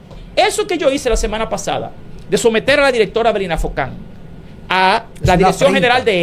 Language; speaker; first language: Spanish; native; Spanish